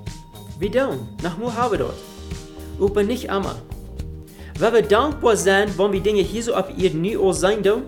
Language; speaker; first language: German; non-native, learner; Afrikaans